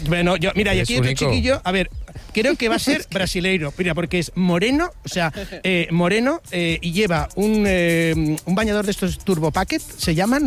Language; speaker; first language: Spanish; native; Spanish